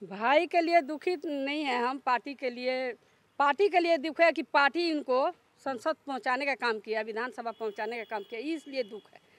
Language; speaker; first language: Hindi; native; Hindi